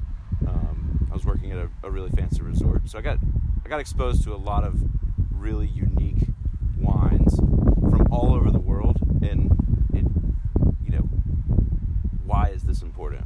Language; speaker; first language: English; native; English